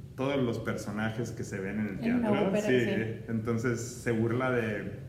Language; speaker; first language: Spanish; native; Spanish